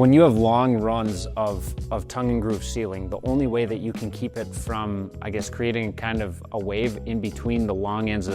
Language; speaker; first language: English; native; English